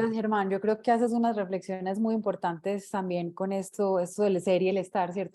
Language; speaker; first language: Spanish; native; Spanish